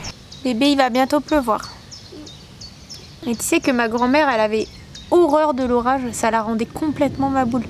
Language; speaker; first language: French; native; French